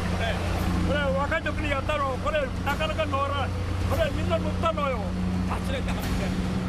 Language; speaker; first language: Japanese; native; Japanese